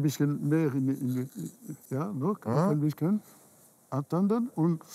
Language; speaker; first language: German; non-native, learner; French